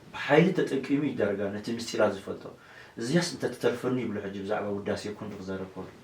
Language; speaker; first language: Tigrinya; non-native, local second language; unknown